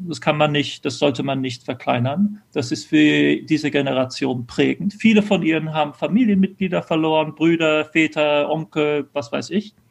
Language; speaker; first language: German; early bilingual, other home language; English